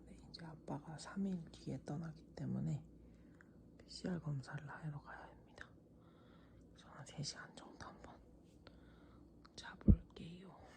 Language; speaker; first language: Korean; native; Korean